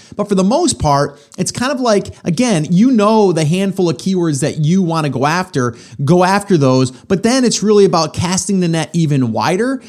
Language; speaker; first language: English; native; English